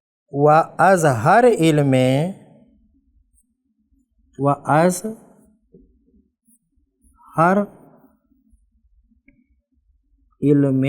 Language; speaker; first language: Persian; non-native, fluent; Urdu